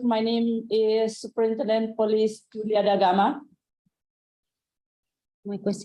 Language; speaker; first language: English; non-native, learner; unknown